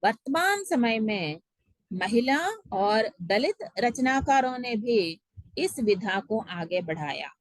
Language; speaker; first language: Hindi; non-native, local second language; Telugu